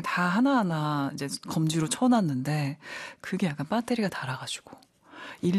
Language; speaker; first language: Korean; native; Korean